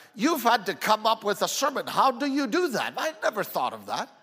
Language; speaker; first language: English; early bilingual, other home language; Italian